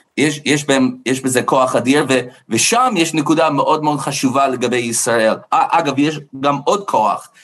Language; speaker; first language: Hebrew; non-native, fluent; English